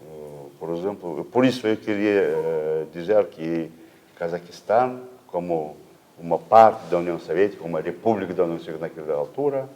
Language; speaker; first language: Portuguese; non-native, fluent; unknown